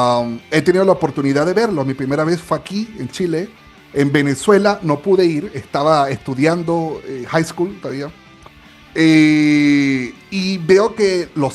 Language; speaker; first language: Spanish; native; Spanish